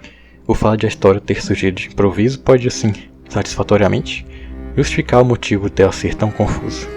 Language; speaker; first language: Portuguese; native; Portuguese